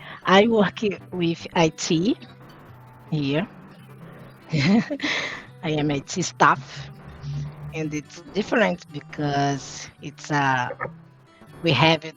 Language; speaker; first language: English; non-native, learner; Portuguese